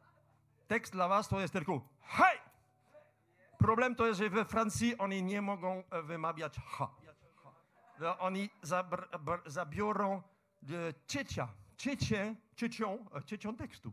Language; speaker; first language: Polish; non-native, fluent; French